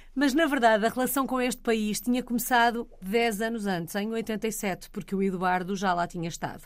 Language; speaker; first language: Portuguese; native; Portuguese